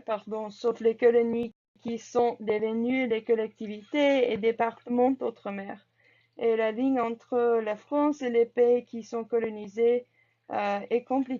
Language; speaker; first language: French; non-native, learner; English